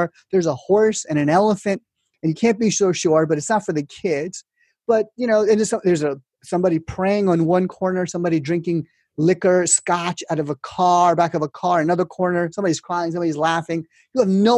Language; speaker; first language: English; native; English